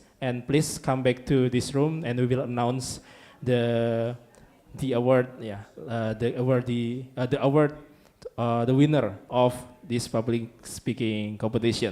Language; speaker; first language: English; non-native, fluent; Indonesian